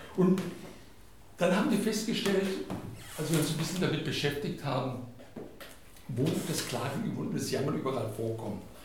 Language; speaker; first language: German; non-native, fluent; Hungarian